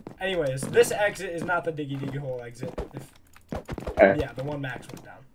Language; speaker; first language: English; native; English